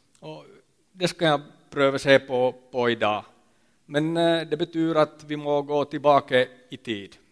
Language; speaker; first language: Swedish; non-native, local second language; Finnish